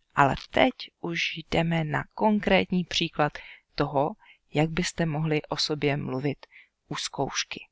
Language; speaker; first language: Czech; native; Czech